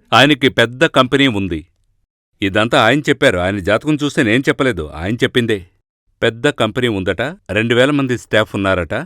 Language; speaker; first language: Telugu; non-native, fluent; Malayalam